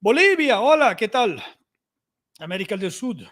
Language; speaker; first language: Spanish; non-native, fluent; English